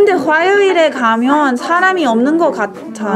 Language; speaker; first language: Korean; early bilingual, heritage; English